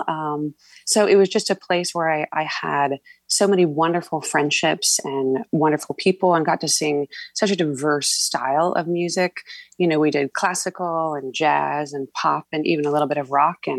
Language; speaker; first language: English; native; English